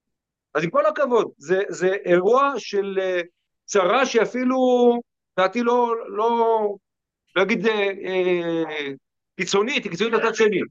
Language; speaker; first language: Hebrew; native; Hebrew